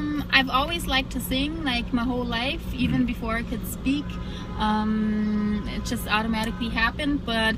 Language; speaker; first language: English; early bilingual, other home language; German